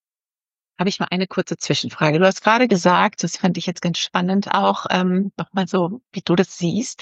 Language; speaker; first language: German; native; German